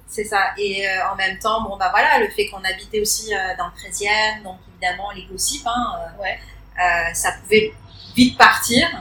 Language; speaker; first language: French; early bilingual, other home language; Cantonese